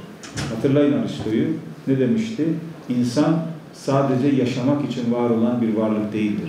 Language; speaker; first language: Turkish; native; Turkish